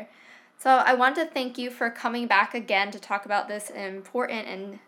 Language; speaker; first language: English; native; English